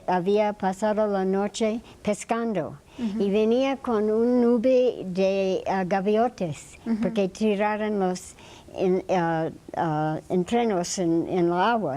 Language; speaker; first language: Spanish; non-native, fluent; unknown